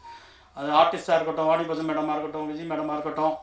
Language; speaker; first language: Tamil; native; Tamil